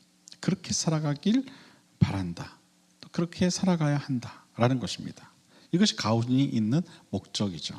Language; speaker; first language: Korean; native; Korean